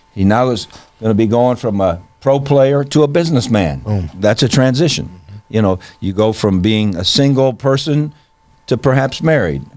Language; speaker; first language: English; native; English